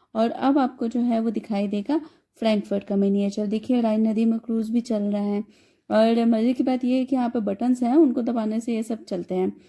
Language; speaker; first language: Hindi; native; Hindi